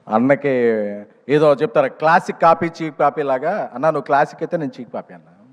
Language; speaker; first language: Telugu; native; Telugu